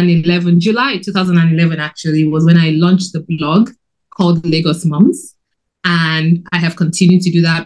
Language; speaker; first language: English; non-native, local second language; Yoruba